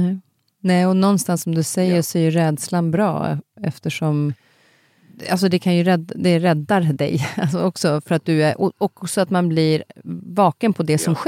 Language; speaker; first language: Swedish; native; Swedish